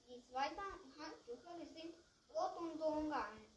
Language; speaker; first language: German; non-native, learner; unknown